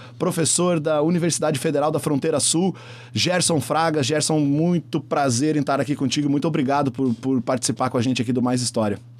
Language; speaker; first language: Portuguese; native; Portuguese